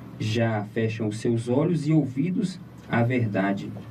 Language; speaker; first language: Portuguese; native; Portuguese